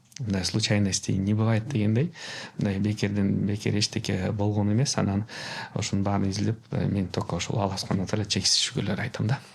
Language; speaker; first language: Kyrgyz; non-native, local second language; Russian